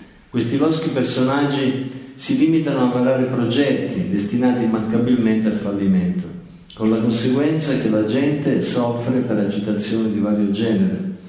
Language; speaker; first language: Italian; native; Italian